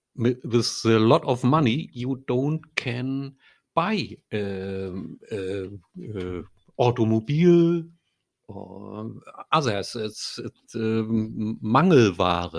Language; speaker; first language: English; non-native, learner; German